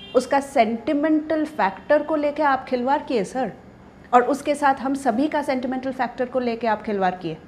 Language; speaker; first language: Hindi; non-native, local second language; Bangla